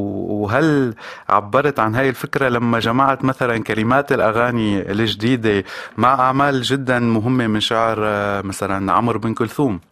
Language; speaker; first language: Arabic; native; Arabic